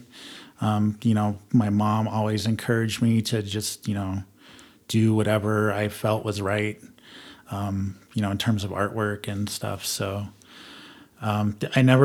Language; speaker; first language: English; native; English